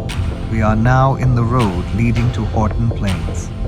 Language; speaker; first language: English; non-native, local second language; Sinhala